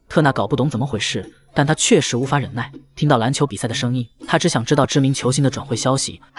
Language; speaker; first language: Chinese; native; Chinese